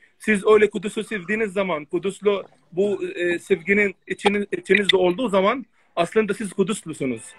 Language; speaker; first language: Turkish; non-native, fluent; Arabic